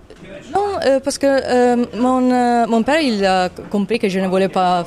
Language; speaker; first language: French; non-native, fluent; Italian